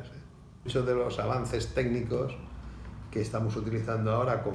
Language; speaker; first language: Spanish; native; Spanish